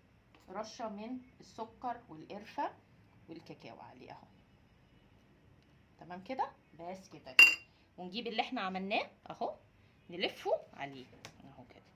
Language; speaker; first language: Arabic; native; Arabic